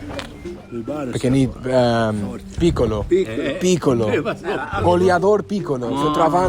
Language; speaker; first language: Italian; non-native, learner; Portuguese